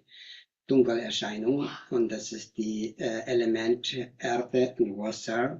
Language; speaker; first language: German; non-native, learner; Tibetan